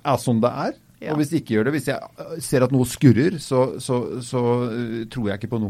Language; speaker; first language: Norwegian; native; Norwegian